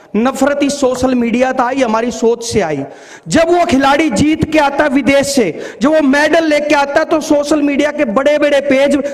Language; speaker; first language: Hindi; native; Hindi